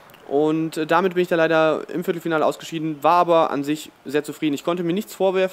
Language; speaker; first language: German; native; German